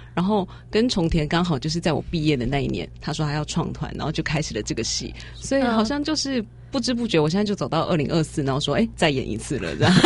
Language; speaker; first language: Chinese; native; Chinese